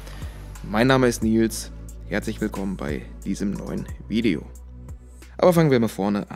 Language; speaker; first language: German; native; German